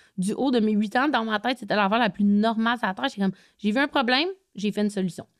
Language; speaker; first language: French; native; French